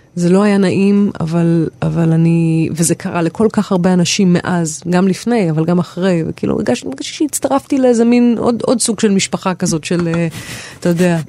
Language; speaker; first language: Hebrew; native; Hebrew